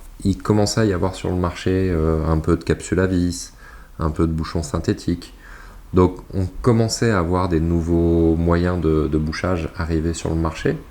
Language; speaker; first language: French; native; French